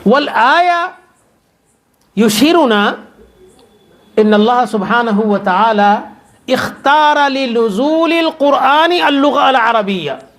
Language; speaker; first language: Arabic; non-native, learner; Urdu